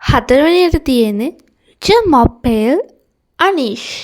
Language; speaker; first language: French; non-native, learner; Sinhala